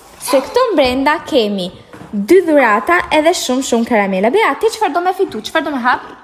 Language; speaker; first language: Albanian; early bilingual, heritage; Albanian